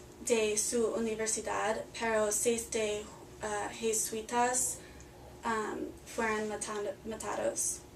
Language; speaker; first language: Spanish; non-native, learner; English